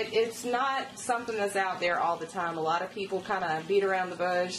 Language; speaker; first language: English; native; English